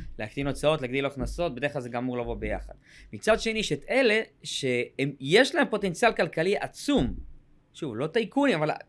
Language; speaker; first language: Hebrew; native; Hebrew